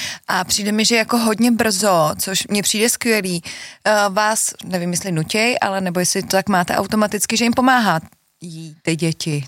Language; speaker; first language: Czech; native; Czech